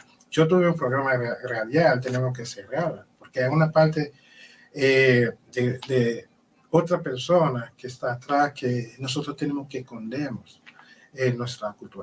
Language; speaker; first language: Spanish; non-native, learner; Haitian Creole